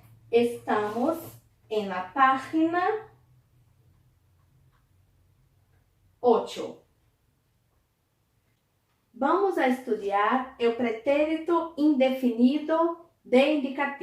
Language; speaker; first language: Spanish; non-native, fluent; Portuguese